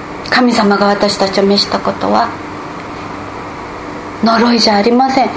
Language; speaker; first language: Japanese; non-native, fluent; Korean